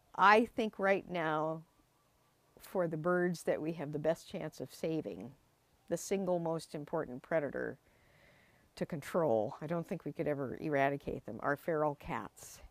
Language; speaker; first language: English; native; English